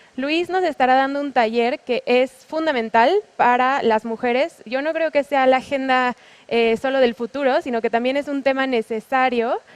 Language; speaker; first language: Spanish; native; Spanish